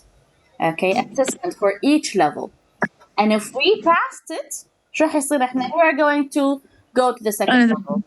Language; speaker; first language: English; non-native, fluent; Arabic